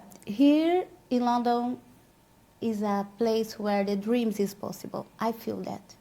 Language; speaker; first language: English; non-native, learner; Portuguese